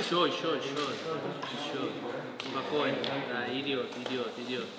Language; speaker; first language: Russian; non-native, learner; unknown